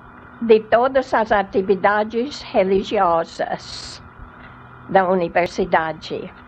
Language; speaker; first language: Portuguese; non-native, fluent; English